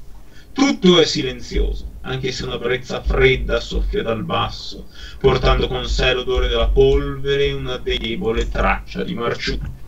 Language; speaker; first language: Italian; native; Italian